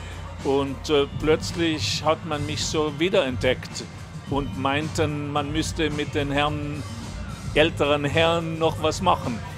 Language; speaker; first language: German; non-native, local second language; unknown